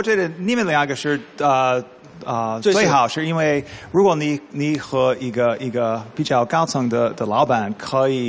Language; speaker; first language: Chinese; non-native, learner; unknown